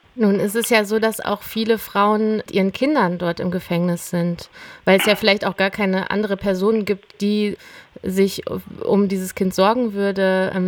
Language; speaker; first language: German; native; German